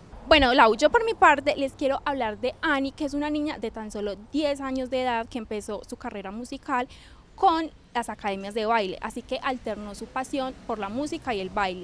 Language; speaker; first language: Spanish; native; Spanish